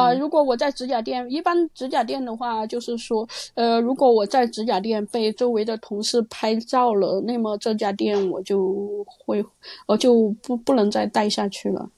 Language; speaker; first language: Chinese; native; Chinese